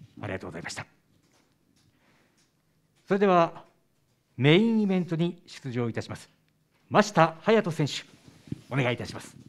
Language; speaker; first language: Japanese; native; Japanese